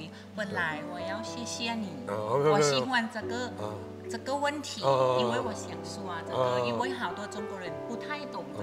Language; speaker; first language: Chinese; non-native, learner; Thai